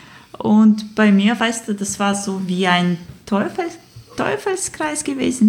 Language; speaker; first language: German; non-native, fluent; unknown